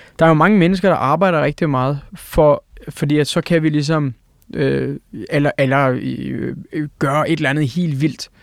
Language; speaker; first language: Danish; early bilingual, other home language; Turkish